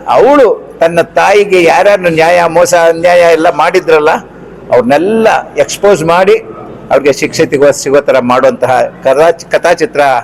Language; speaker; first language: Kannada; non-native, local second language; Konkani